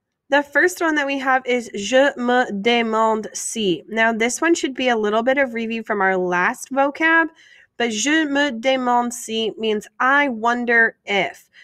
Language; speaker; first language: English; native; English